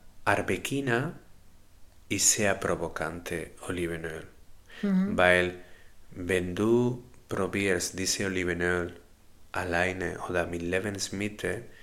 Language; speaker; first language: German; non-native, learner; Spanish